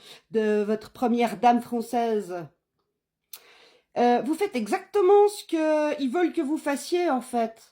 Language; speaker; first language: French; native; French